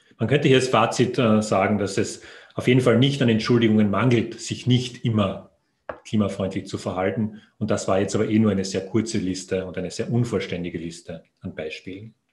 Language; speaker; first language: German; native; German